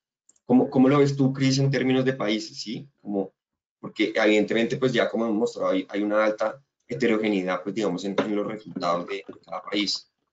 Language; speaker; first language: Spanish; native; Spanish